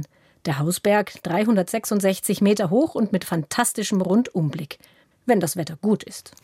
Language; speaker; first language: German; native; German